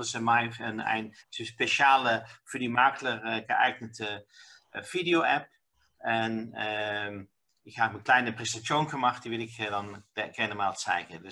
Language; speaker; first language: German; non-native, learner; Dutch